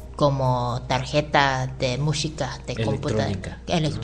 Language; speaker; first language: Spanish; non-native, fluent; Japanese